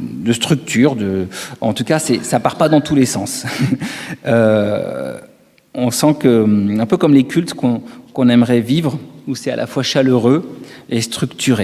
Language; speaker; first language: French; native; French